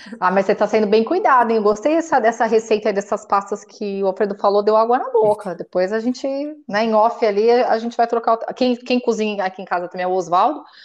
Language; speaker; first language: Portuguese; native; Portuguese